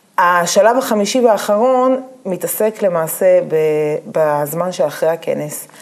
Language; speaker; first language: Hebrew; native; Hebrew